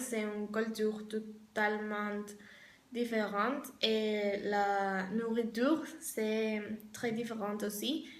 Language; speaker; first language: French; non-native, learner; Spanish